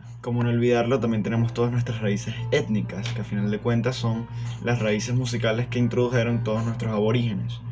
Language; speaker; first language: Spanish; native; Spanish